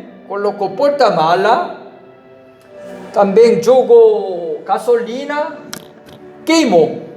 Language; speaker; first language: Portuguese; non-native, learner; Korean